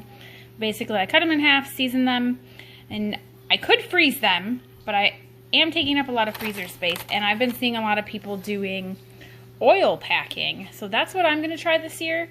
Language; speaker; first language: English; native; English